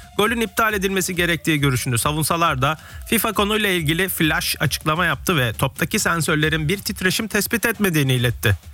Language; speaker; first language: Turkish; early bilingual, heritage; Turkish